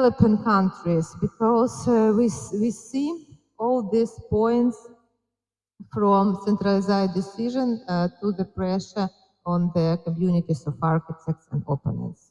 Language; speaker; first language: English; non-native, fluent; Ukrainian